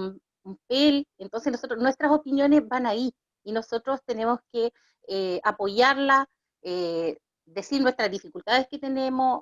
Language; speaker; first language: Spanish; native; Spanish